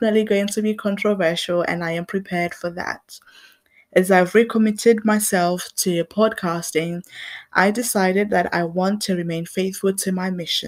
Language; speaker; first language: English; non-native, local second language; Shona